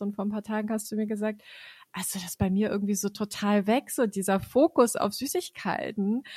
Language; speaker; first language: German; native; German